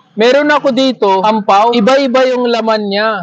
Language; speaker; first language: Filipino; non-native, learner; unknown